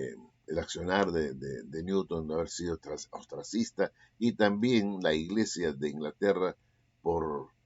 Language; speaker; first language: Spanish; native; Spanish